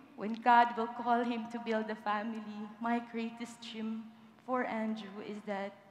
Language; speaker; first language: English; non-native, local second language; Filipino